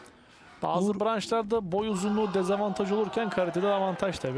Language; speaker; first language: Turkish; native; Turkish